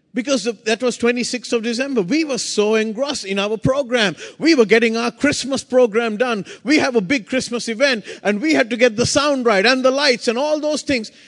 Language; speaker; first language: English; non-native, local second language; Sinhala